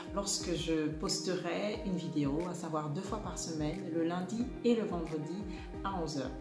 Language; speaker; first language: French; non-native, local second language; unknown